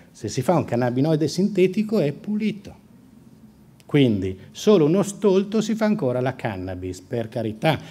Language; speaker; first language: Italian; native; Italian